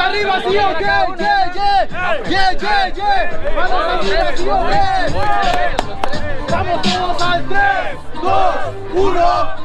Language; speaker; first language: Spanish; native; Spanish